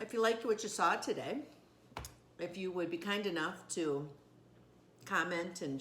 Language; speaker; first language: English; native; English